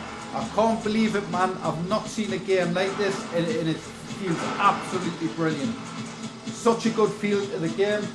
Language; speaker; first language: English; native; English